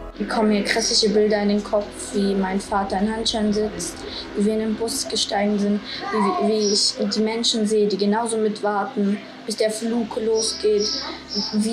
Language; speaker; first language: German; early bilingual, other home language; Georgian